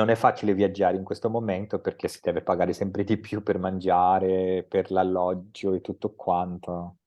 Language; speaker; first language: Italian; non-native, fluent; Portuguese